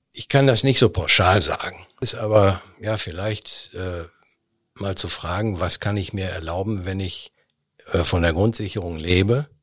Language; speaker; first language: German; native; German